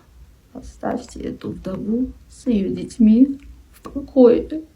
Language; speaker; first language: Russian; non-native, local second language; Kyrgyz